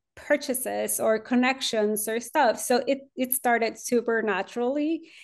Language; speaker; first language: English; non-native, fluent; Spanish